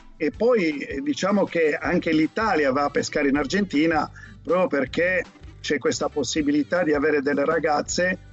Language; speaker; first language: Italian; native; Italian